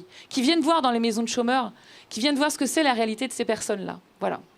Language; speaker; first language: French; native; French